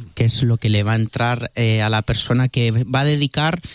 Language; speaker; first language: Spanish; native; Spanish